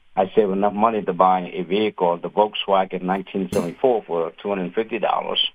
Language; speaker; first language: English; non-native, fluent; Khmer